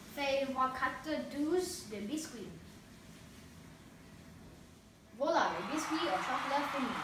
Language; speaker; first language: French; non-native, learner; English